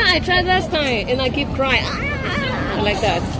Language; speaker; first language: English; non-native, learner; Chinese